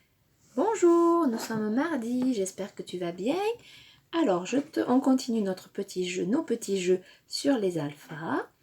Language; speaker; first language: French; native; French